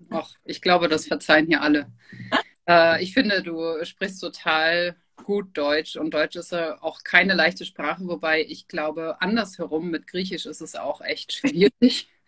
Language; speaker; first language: German; native; German